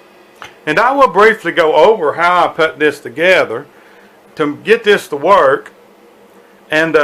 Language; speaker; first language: English; native; English